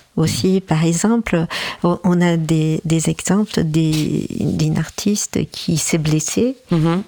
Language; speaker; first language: French; non-native, fluent; Portuguese